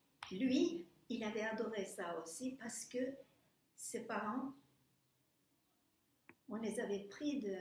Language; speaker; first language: French; non-native, fluent; Turkish